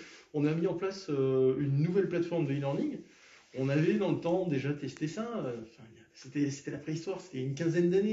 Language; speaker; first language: French; native; French